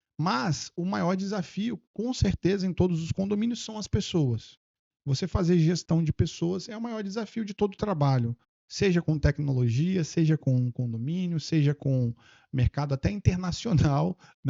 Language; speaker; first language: Portuguese; native; Portuguese